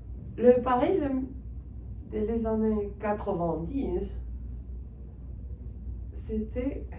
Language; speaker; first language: French; non-native, fluent; Spanish